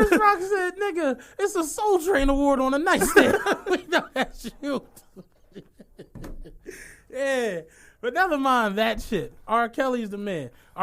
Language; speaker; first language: English; native; English